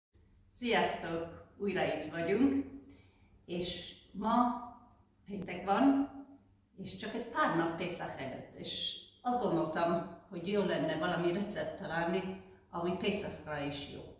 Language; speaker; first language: Hungarian; early bilingual, heritage; Hungarian